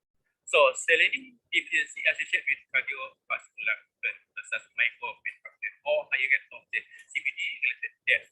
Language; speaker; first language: English; non-native, learner; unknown